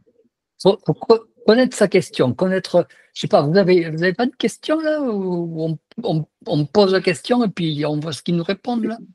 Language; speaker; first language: French; native; French